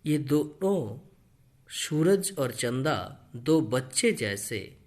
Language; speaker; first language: Hindi; non-native, local second language; Bangla